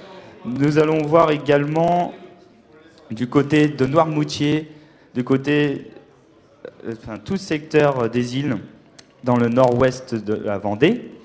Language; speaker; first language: French; native; French